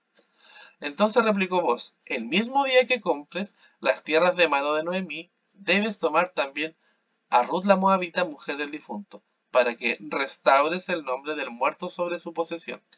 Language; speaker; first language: Spanish; native; Spanish